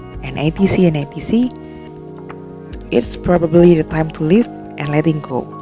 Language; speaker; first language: English; non-native, learner; Indonesian